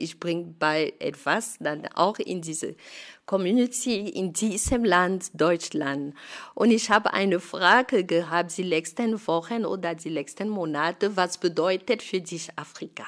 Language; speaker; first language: German; non-native, fluent; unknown